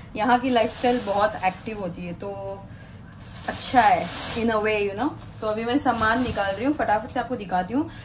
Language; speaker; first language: Hindi; non-native, local second language; Marathi